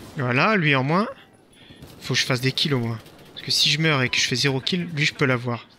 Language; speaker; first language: French; native; French